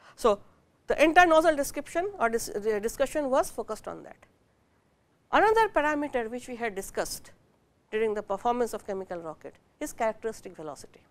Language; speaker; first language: English; non-native, local second language; Bangla